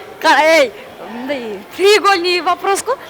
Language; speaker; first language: Russian; non-native, local second language; Kyrgyz